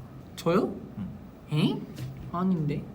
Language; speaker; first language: Korean; non-native, local second language; Filipino